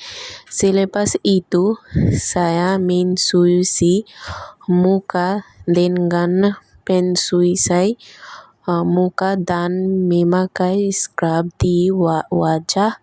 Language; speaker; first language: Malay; non-native, learner; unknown